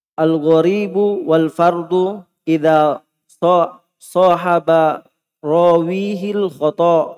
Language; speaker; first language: Arabic; non-native, fluent; Indonesian